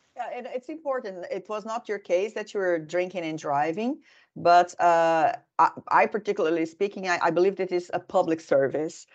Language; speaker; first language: English; non-native, fluent; Portuguese